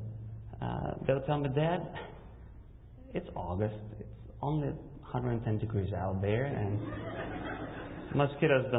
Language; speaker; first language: English; non-native, fluent; Russian